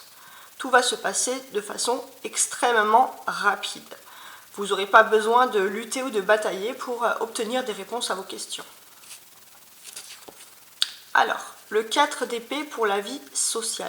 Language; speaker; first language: French; native; French